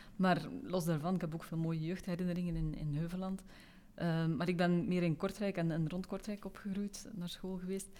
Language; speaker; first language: Dutch; native; Dutch